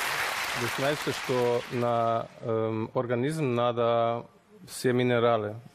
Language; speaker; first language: Russian; non-native, learner; German